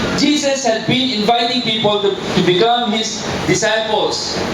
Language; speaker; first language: English; non-native, local second language; Filipino